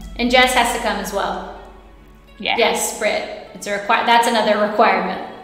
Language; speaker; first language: English; native; English